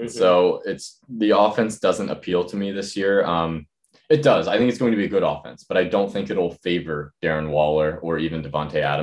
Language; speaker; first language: English; native; English